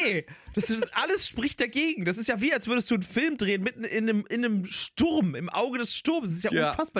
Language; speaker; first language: German; native; German